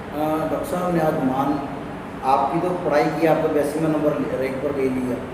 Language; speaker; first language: Hindi; non-native, local second language; Punjabi